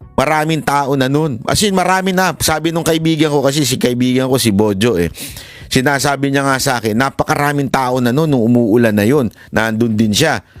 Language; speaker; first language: Filipino; native; Filipino